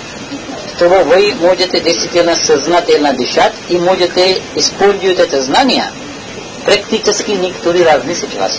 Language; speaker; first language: Russian; non-native, learner; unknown